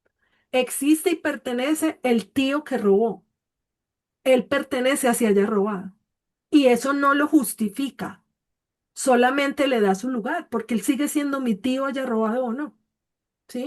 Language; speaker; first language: Spanish; native; Spanish